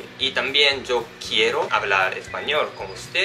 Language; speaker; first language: Spanish; non-native, learner; Japanese